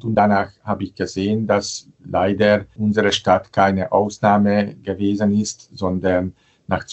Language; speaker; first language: German; non-native, fluent; Hungarian